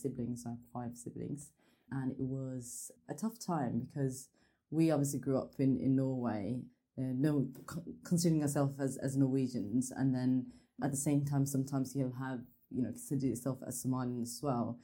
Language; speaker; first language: English; non-native, fluent; Norwegian